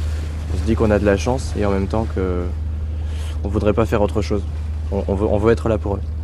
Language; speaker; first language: French; native; French